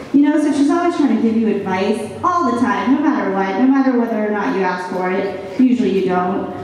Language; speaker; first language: English; native; English